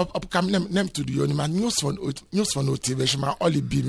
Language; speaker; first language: Hungarian; non-native, fluent; Yoruba